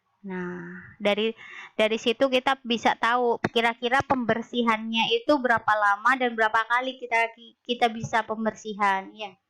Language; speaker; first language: Indonesian; native; Indonesian